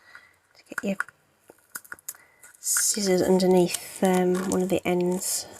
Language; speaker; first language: English; native; English